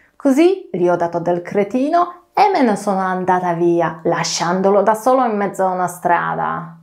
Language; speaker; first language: Italian; non-native, fluent; Polish